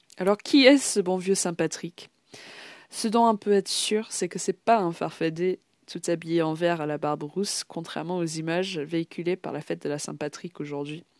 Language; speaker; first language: French; non-native, fluent; English